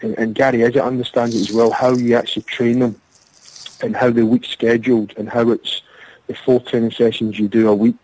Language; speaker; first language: English; native; English